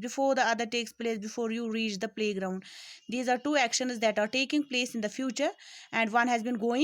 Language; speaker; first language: English; non-native, local second language; Urdu